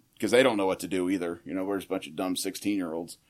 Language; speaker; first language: English; native; English